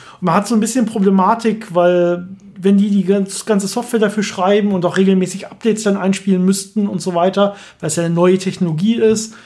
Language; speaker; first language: German; native; German